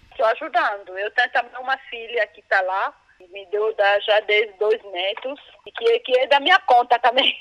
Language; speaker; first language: Portuguese; non-native, fluent; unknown